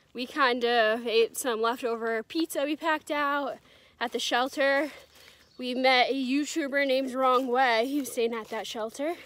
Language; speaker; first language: English; native; English